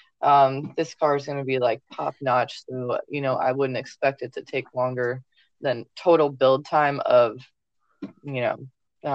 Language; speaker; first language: English; native; English